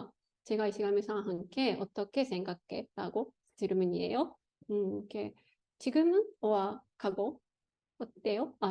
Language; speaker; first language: Korean; non-native, learner; Japanese